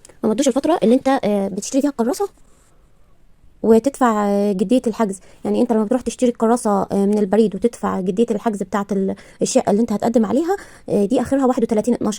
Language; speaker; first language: Arabic; native; Arabic